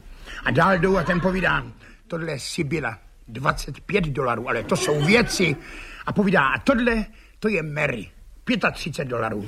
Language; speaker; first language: Czech; native; Czech